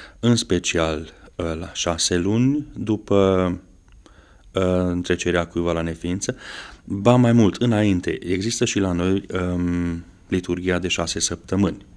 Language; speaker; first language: Romanian; non-native, local second language; Hungarian